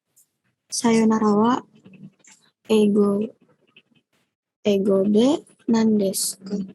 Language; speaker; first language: Japanese; non-native, learner; Indonesian